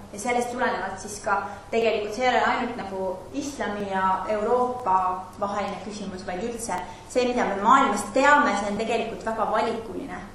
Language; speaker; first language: Estonian; non-native, fluent; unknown